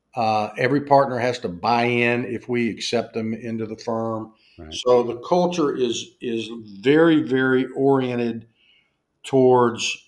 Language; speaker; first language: English; native; English